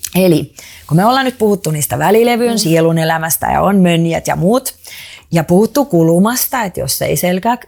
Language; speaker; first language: Finnish; non-native, fluent; Estonian